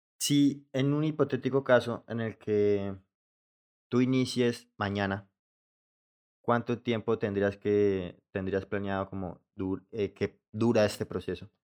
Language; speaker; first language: Spanish; native; Spanish